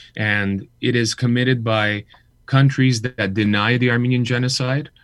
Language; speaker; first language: English; early bilingual, other home language; Armenian